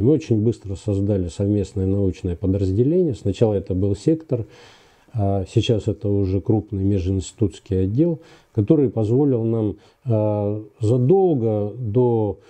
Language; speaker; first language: Russian; native; Russian